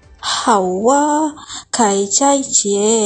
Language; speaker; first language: Chinese; non-native, learner; Malay